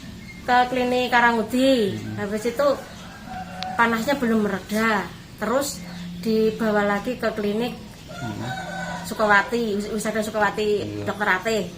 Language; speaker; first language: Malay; non-native, local second language; Javanese